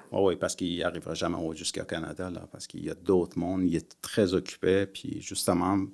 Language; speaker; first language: French; early bilingual, other home language; Persian